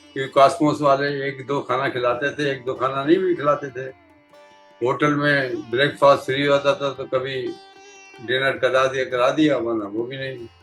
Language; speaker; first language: Urdu; native; Urdu